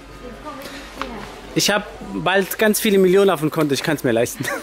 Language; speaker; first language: German; native; German